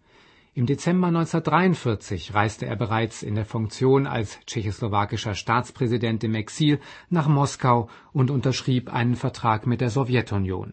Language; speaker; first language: German; native; German